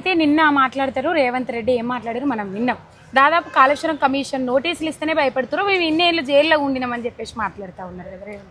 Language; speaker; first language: Telugu; native; Telugu